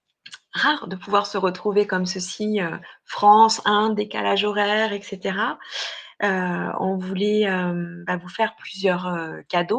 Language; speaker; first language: French; native; French